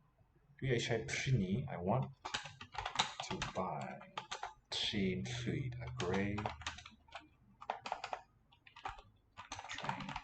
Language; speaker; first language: Welsh; non-native, learner; English